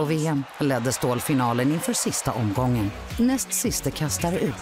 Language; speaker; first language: Swedish; native; Swedish